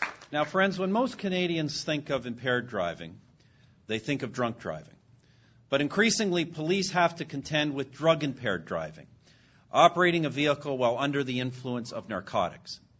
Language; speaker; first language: English; native; English